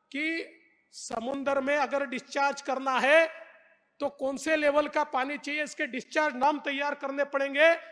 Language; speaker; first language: Hindi; non-native, local second language; Marathi